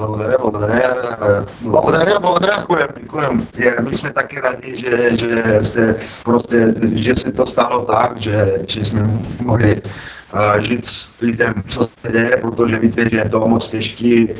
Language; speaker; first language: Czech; non-native, learner; Bulgarian